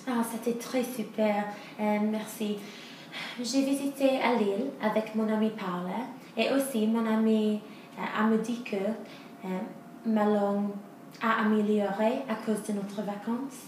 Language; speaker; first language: French; non-native, learner; English